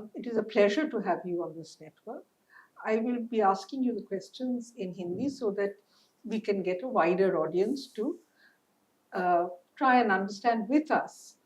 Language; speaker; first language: English; non-native, local second language; Hindi